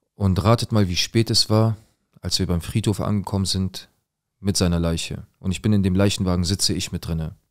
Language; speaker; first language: German; native; German